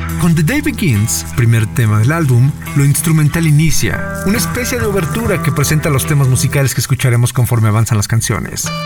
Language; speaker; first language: Spanish; native; Spanish